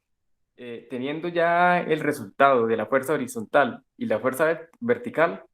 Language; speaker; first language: Spanish; native; Spanish